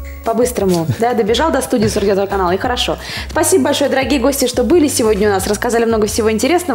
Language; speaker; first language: Russian; native; Russian